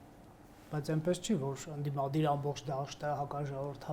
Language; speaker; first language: Armenian; native; Armenian